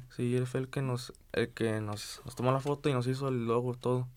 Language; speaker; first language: Spanish; early bilingual, heritage; Spanish